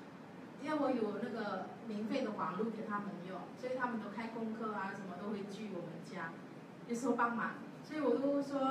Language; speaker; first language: Chinese; non-native, learner; Javanese